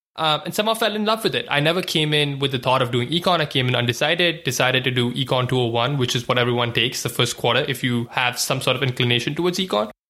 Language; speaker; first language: English; non-native, local second language; Hindi